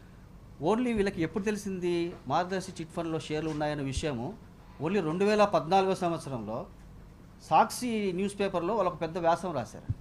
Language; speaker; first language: Telugu; native; Telugu